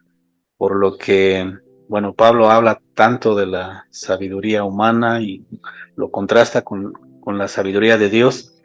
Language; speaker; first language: Spanish; non-native, local second language; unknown